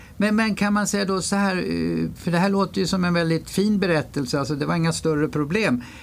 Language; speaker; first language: Swedish; native; Swedish